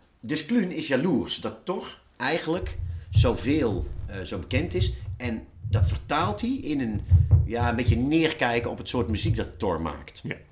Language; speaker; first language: Dutch; native; Dutch